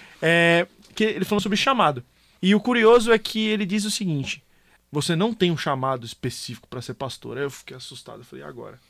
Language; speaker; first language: Portuguese; native; Portuguese